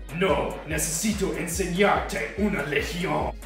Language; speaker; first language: Spanish; non-native, learner; English